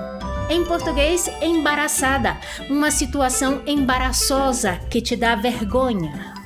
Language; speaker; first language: Portuguese; non-native, fluent; Spanish